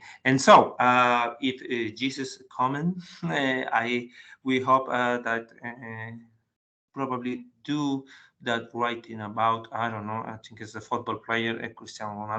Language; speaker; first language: English; non-native, learner; Spanish